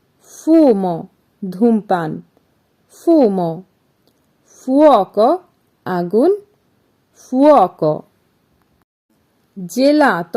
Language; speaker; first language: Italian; non-native, fluent; Bangla